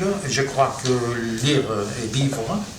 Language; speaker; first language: French; non-native, fluent; Catalan